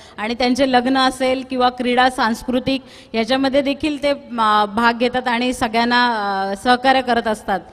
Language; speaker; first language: Marathi; non-native, local second language; Tulu